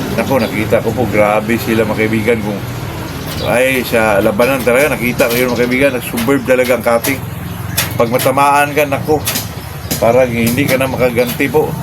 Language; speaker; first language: Filipino; non-native, local second language; Cebuano